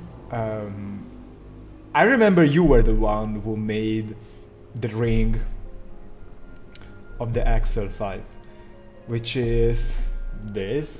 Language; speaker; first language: English; non-native, fluent; Italian